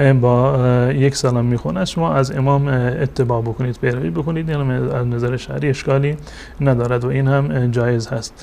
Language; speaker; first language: Persian; native; Persian